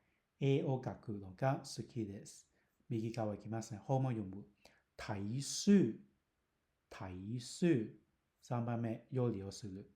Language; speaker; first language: Japanese; non-native, fluent; Cantonese